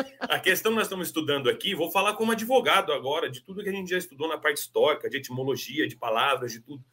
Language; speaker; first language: Portuguese; native; Portuguese